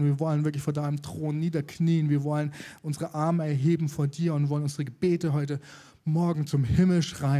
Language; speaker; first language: German; native; German